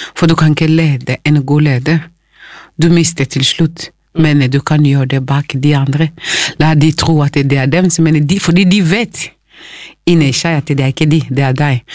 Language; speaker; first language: Norwegian; non-native, fluent; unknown